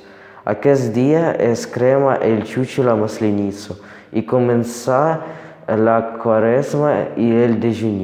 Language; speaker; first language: Catalan; non-native, learner; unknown